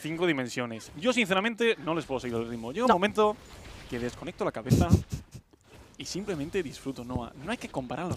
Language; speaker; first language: Spanish; native; Spanish